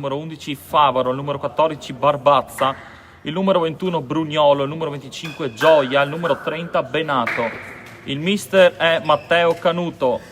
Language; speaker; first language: Italian; native; Italian